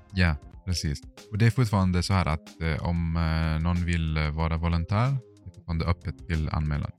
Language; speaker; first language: Swedish; non-native, fluent; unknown